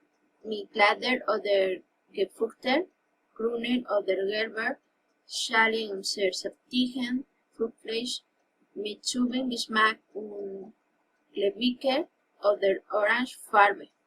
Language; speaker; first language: German; non-native, learner; Spanish